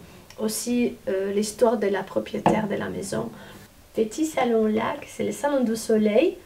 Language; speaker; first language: French; non-native, fluent; Spanish